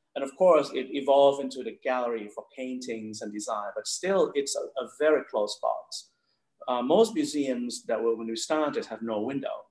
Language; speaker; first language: English; non-native, fluent; Thai